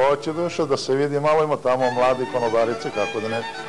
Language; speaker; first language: Bosnian; native; Bosnian